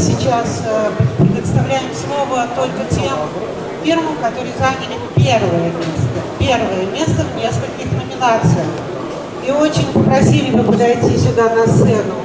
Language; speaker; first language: Russian; native; Russian